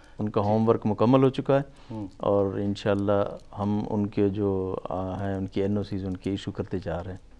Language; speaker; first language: Urdu; non-native, local second language; Baluchi